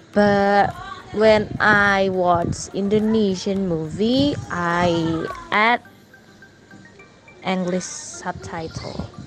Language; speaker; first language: English; non-native, learner; Indonesian